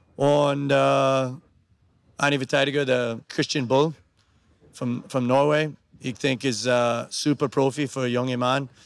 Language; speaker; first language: German; non-native, learner; English